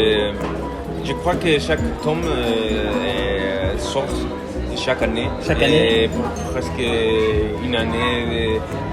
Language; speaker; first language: French; non-native, learner; Spanish